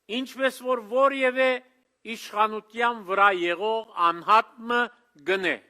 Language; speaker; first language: Armenian; early bilingual, heritage; Armenian